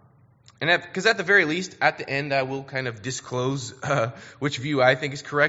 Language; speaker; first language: English; native; English